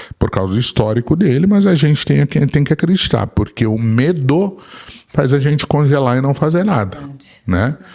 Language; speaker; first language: Portuguese; early bilingual, other home language; Arabic